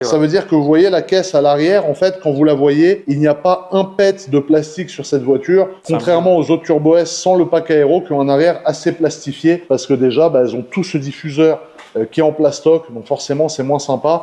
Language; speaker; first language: French; native; French